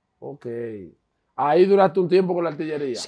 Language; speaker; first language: Spanish; native; Spanish